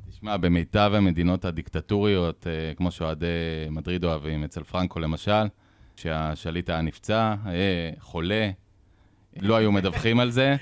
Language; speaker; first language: Hebrew; native; Hebrew